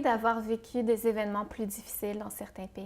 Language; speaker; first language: French; native; French